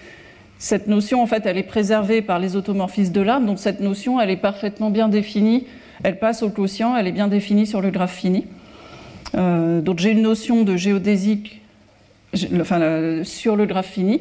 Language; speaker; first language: French; native; French